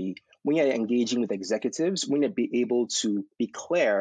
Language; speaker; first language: English; non-native, local second language; Yoruba